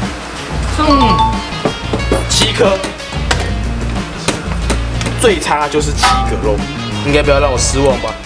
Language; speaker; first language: Chinese; native; Chinese